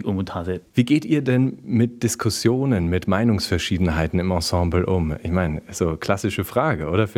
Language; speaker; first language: German; native; German